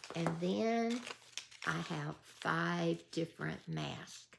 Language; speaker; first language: English; native; English